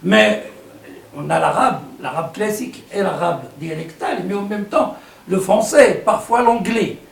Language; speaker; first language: French; non-native, local second language; Arabic